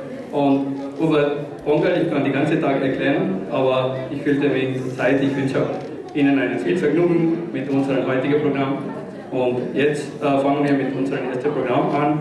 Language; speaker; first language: German; non-native, learner; Tamil